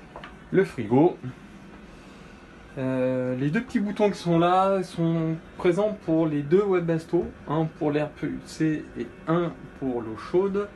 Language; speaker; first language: French; native; French